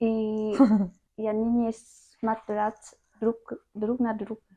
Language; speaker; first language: Russian; non-native, learner; Vietnamese